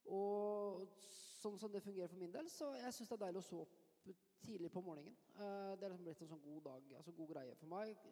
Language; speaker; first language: Norwegian; native; Norwegian